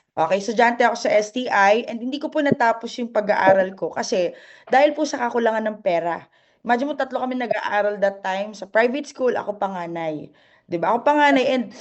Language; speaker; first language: Filipino; non-native, local second language; Masbatenyo